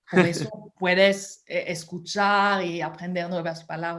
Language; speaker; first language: Spanish; non-native, fluent; French